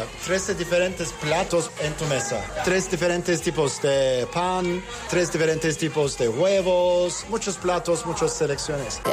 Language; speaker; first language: Spanish; non-native, learner; Turkish